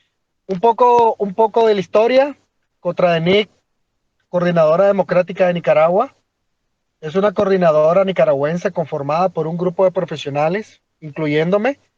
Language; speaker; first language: Spanish; native; Spanish